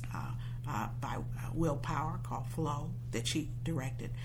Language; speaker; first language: English; native; English